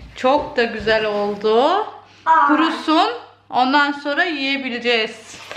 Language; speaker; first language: Turkish; early bilingual, heritage; Turkish